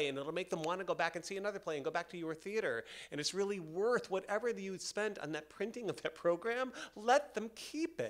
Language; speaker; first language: English; native; English